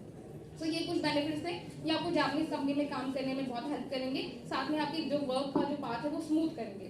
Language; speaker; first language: Hindi; native; Hindi